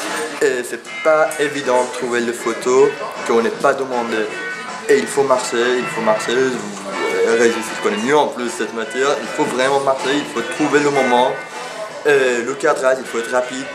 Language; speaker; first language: French; non-native, fluent; Persian